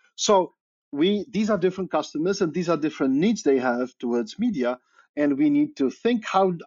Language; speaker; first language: English; non-native, fluent; Polish